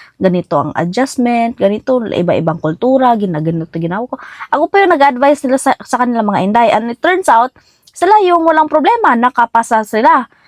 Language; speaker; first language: Filipino; non-native, local second language; Cebuano